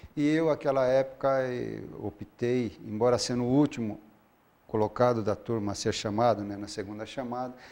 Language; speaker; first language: Portuguese; native; Portuguese